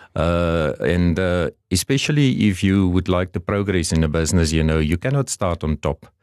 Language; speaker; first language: English; non-native, local second language; Afrikaans